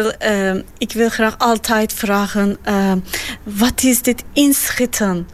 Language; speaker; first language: Dutch; non-native, learner; Turkish